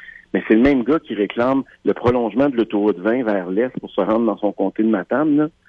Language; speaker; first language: French; native; French